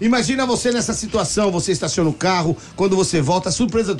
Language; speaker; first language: Portuguese; native; Portuguese